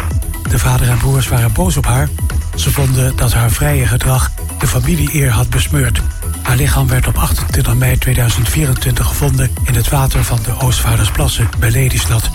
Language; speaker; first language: Dutch; native; Dutch